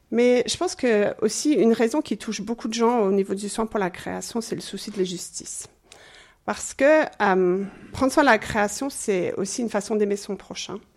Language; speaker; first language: French; non-native, fluent; English